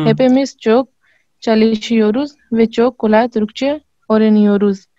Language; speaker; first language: Turkish; non-native, learner; Urdu